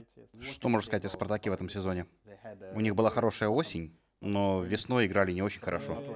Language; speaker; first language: Russian; native; Russian